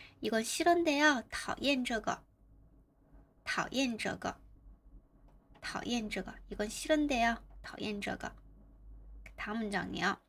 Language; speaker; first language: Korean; non-native, fluent; Chinese